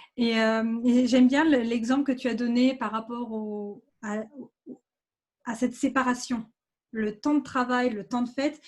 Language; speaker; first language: French; native; French